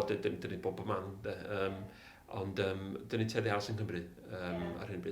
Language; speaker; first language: Welsh; native; Welsh